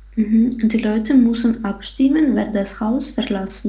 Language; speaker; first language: German; non-native, learner; Russian